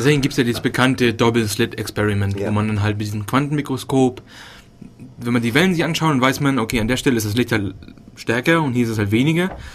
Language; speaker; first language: German; native; German